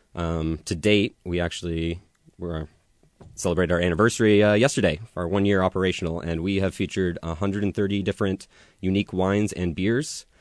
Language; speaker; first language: English; native; English